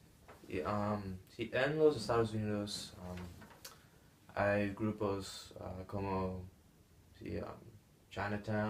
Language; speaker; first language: Spanish; non-native, learner; English